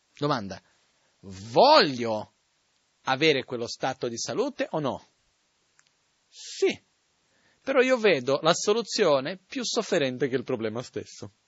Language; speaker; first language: Italian; non-native, fluent; Portuguese